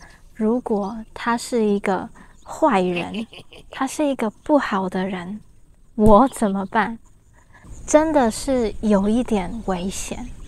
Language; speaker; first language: Chinese; non-native, learner; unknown